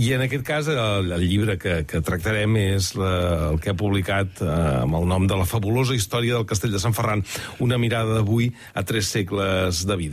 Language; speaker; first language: Catalan; native; Catalan